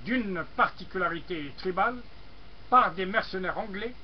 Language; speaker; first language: French; non-native, local second language; Arabic